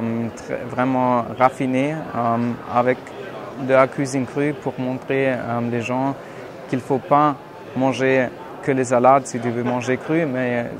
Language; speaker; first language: French; non-native, fluent; German